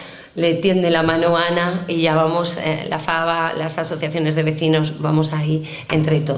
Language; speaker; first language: Spanish; native; Spanish